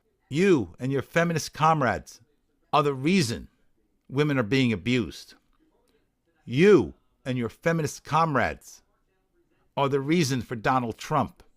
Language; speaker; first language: English; native; English